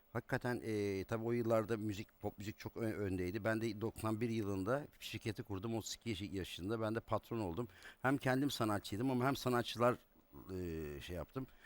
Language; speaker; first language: Turkish; native; Turkish